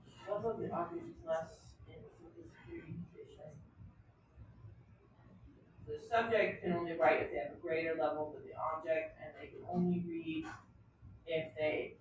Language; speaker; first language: English; native; English